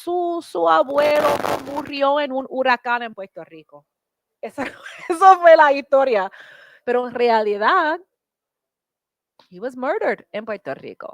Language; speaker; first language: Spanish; non-native, learner; English